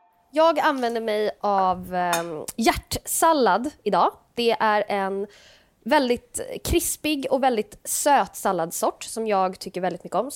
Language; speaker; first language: Swedish; native; Swedish